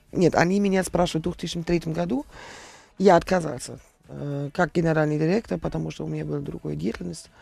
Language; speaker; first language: Russian; non-native, learner; German